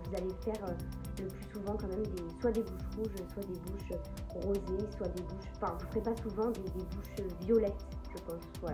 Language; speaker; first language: French; native; French